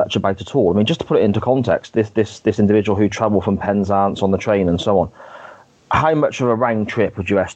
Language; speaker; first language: English; native; English